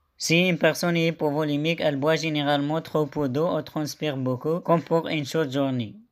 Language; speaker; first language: French; non-native, local second language; Arabic